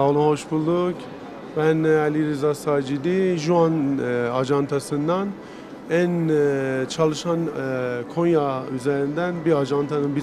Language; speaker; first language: Turkish; non-native, learner; Persian